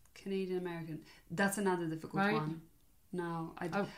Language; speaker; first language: English; non-native, fluent; Polish